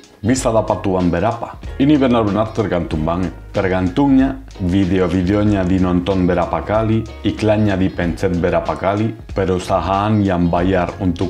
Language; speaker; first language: Indonesian; non-native, fluent; Spanish